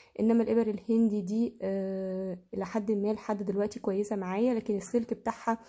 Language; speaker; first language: Arabic; native; Arabic